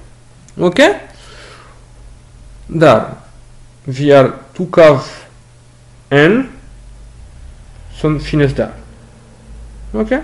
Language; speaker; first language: Norwegian; non-native, fluent; French